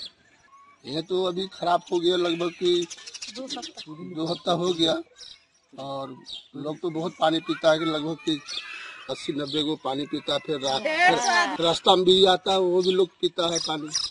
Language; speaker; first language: Hindi; non-native, local second language; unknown